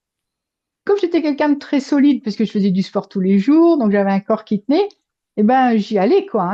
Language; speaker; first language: French; native; French